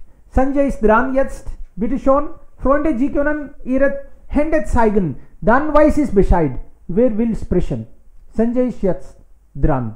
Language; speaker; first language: German; non-native, fluent; Hindi